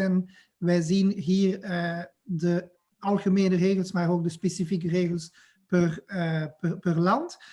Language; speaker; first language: Dutch; non-native, local second language; French